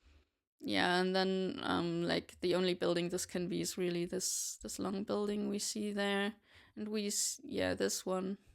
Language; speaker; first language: English; non-native, fluent; German